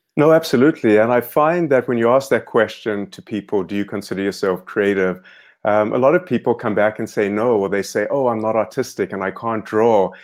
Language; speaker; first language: English; native; English